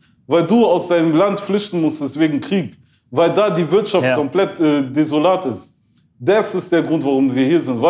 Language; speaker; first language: German; early bilingual, other home language; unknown